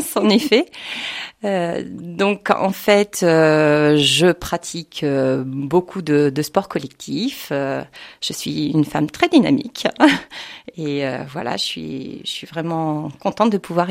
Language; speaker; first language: French; native; French